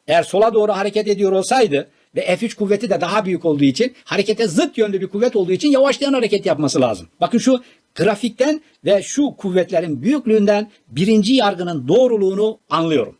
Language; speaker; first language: Turkish; native; Turkish